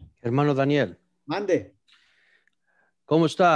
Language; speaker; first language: Spanish; early bilingual, heritage; Spanish